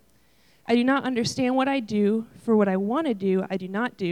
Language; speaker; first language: English; native; English